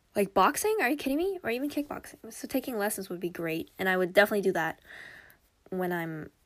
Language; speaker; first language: English; early bilingual, other home language; Korean